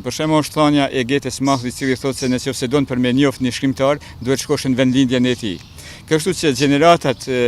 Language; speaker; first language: Albanian; native; Albanian